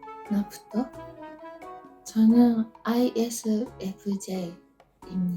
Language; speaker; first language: Korean; non-native, fluent; Japanese